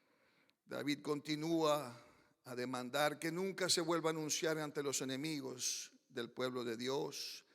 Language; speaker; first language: Spanish; early bilingual, heritage; Spanish